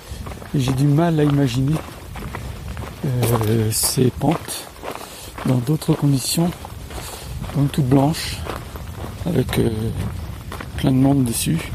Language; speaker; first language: French; native; French